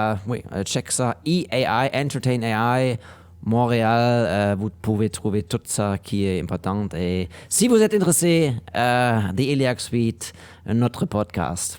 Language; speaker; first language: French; non-native, learner; German